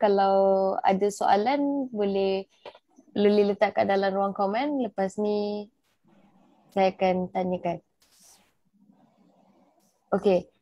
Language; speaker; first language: Malay; native; Malay